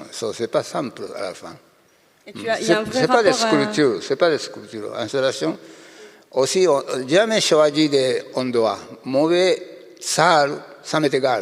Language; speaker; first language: French; non-native, learner; Japanese